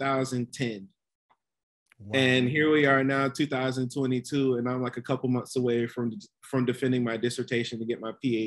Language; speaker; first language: English; native; English